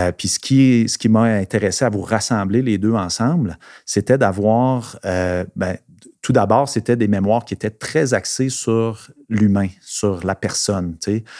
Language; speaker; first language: French; native; French